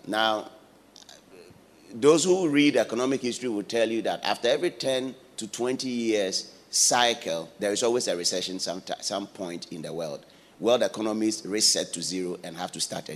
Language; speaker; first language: English; non-native, local second language; Akan